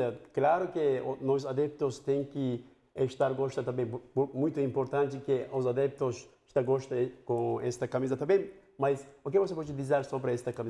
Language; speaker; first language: Portuguese; non-native, fluent; Turkish